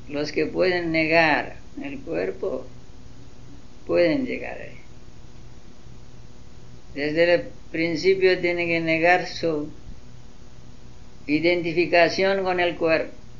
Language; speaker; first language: Spanish; non-native, learner; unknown